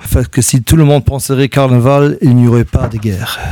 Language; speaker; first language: French; non-native, local second language; Luxembourgish